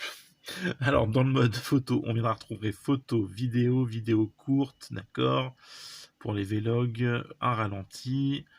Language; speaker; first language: French; native; French